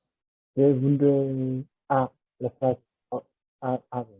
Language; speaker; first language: French; non-native, learner; Vietnamese